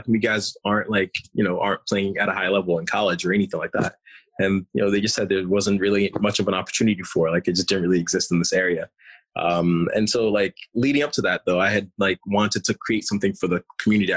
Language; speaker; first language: English; early bilingual, other home language; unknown